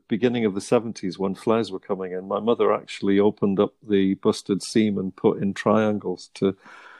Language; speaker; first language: English; native; English